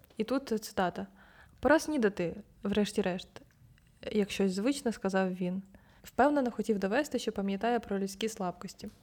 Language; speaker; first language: Ukrainian; non-native, local second language; Russian